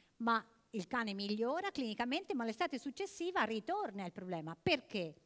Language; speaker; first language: Italian; native; Italian